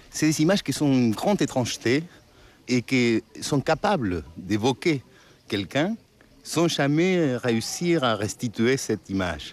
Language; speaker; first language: French; non-native, fluent; Spanish